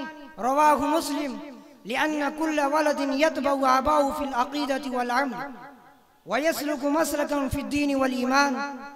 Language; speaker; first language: Arabic; non-native, learner; Urdu